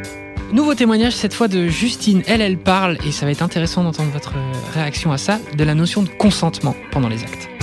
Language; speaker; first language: French; native; French